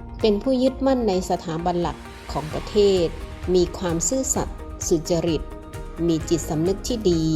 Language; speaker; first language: Thai; native; Thai